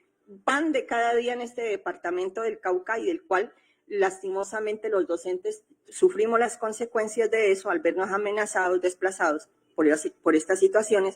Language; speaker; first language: Spanish; native; Spanish